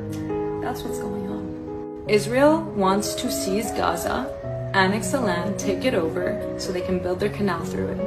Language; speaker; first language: English; native; English